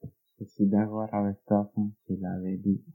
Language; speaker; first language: French; non-native, learner; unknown